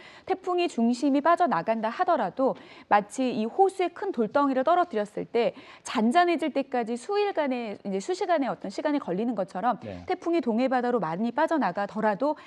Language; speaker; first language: Korean; native; Korean